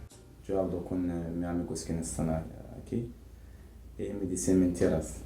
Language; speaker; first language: Spanish; non-native, learner; Arabic